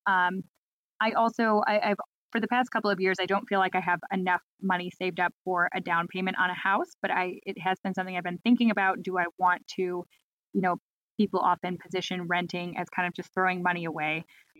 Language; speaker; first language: English; native; English